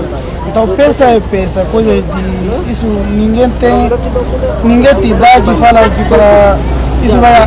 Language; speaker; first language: Portuguese; non-native, local second language; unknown